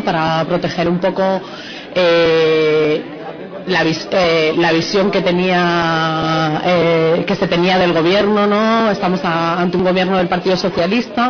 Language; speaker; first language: Spanish; native; Spanish